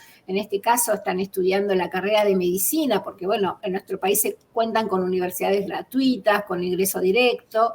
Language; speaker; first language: Spanish; native; Spanish